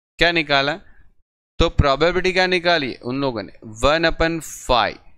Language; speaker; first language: Hindi; non-native, local second language; Gujarati